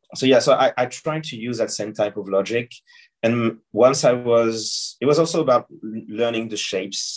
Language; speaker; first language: English; non-native, fluent; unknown